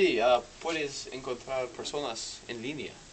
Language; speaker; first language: Spanish; non-native, learner; English